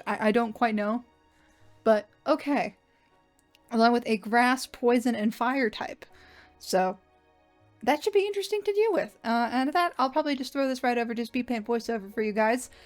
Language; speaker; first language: English; native; English